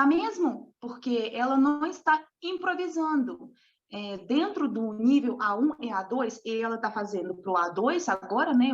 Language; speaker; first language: Portuguese; non-native, fluent; Russian